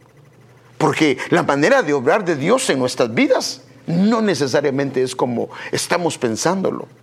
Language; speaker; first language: Spanish; native; Spanish